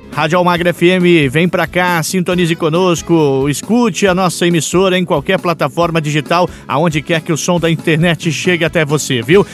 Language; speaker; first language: Portuguese; native; Portuguese